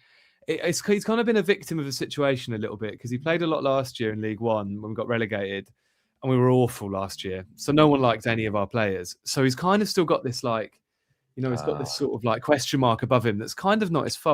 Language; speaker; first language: English; native; English